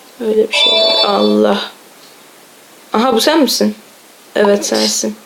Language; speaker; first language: Turkish; native; Turkish